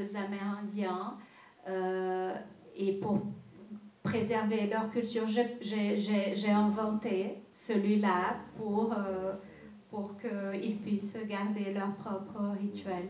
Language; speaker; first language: French; non-native, fluent; Portuguese